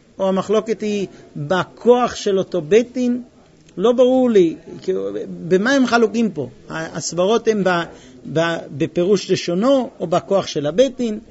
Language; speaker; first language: Hebrew; non-native, fluent; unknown